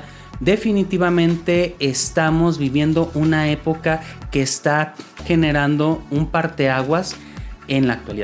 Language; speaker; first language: Spanish; native; Spanish